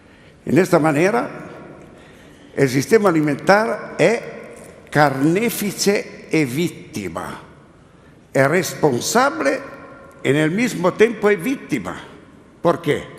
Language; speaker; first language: Spanish; non-native, learner; Italian